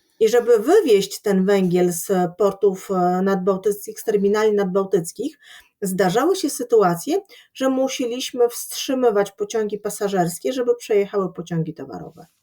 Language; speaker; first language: Polish; native; Polish